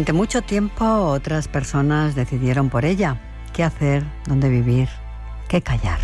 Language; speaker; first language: Spanish; native; Spanish